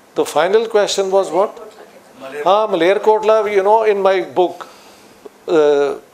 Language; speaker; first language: English; non-native, local second language; Punjabi